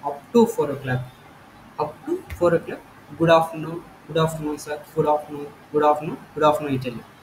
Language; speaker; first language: English; non-native, learner; Telugu